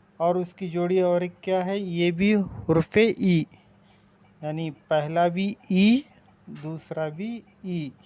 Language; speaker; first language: Urdu; native; Urdu